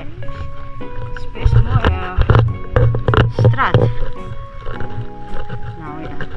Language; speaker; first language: Dutch; non-native, learner; Indonesian